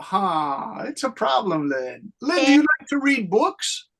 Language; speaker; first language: English; native; English